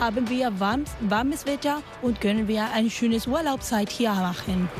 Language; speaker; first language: German; non-native, learner; Spanish